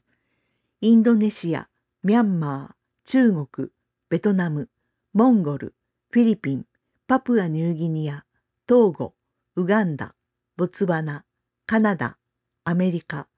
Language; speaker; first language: Japanese; non-native, fluent; Korean